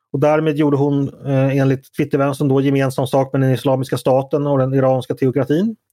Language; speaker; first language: Swedish; native; Swedish